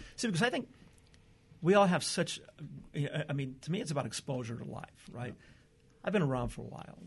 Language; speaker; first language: English; early bilingual, other home language; Portuguese